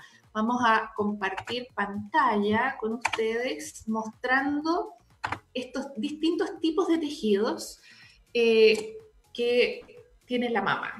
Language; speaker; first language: Spanish; native; Spanish